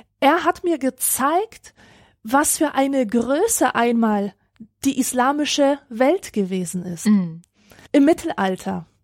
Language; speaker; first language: German; early bilingual, other home language; Polish